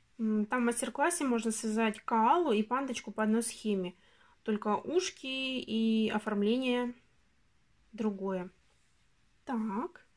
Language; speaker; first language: Russian; native; Russian